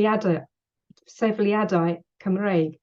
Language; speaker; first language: Welsh; non-native, learner; English